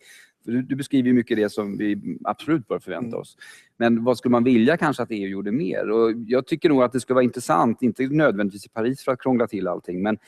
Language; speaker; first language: Swedish; native; Swedish